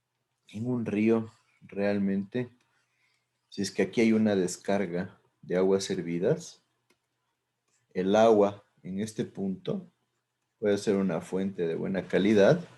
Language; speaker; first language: Spanish; native; Spanish